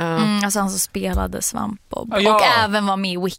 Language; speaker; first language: Swedish; native; Swedish